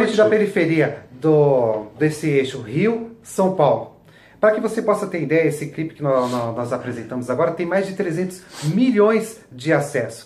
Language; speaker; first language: Portuguese; native; Portuguese